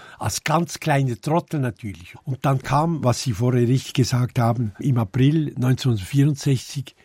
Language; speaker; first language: German; native; German